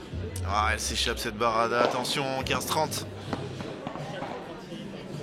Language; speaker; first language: French; native; French